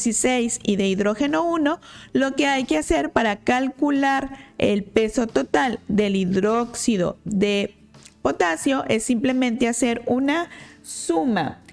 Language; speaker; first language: Spanish; native; Spanish